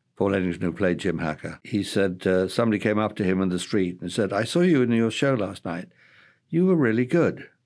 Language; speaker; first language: English; native; English